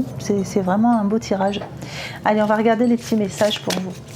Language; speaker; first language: French; native; French